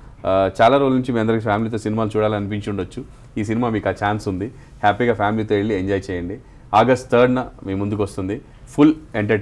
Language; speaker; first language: Telugu; native; Telugu